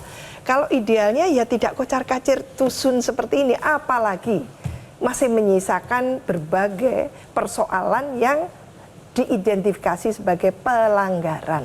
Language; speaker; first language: Indonesian; native; Indonesian